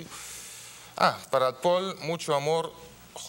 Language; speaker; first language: Spanish; non-native, learner; Hebrew